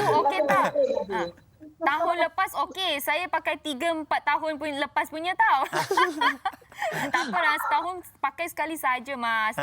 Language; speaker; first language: Malay; non-native, local second language; Chinese